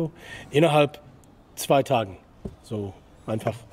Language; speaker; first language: German; non-native, fluent; English